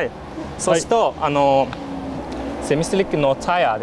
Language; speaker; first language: Japanese; non-native, learner; Chinese